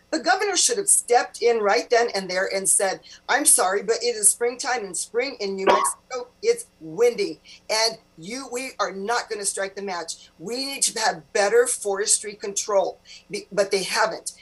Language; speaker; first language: English; native; English